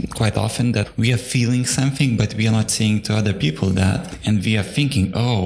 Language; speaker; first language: English; non-native, fluent; Lithuanian